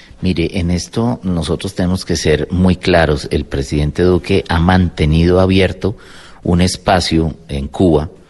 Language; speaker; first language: Spanish; native; Spanish